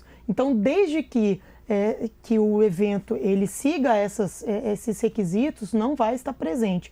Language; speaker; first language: Portuguese; native; Portuguese